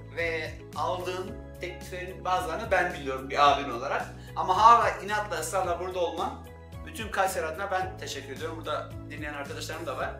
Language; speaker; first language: Turkish; early bilingual, heritage; Turkish